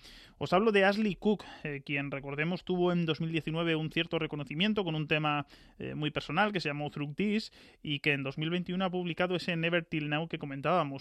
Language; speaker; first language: Spanish; native; Spanish